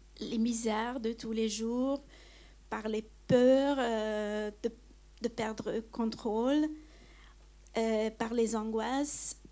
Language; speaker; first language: French; non-native, fluent; Hungarian